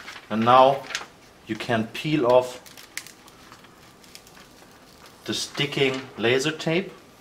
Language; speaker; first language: English; non-native, fluent; German